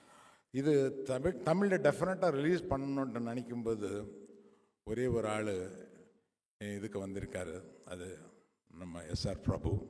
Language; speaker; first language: Tamil; non-native, local second language; Telugu